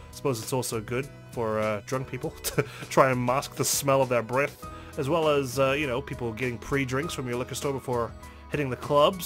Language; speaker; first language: English; native; English